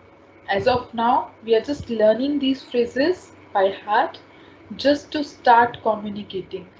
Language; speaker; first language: English; non-native, local second language; Hindi